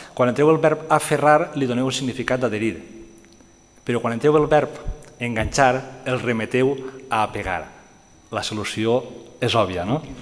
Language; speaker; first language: Catalan; native; Catalan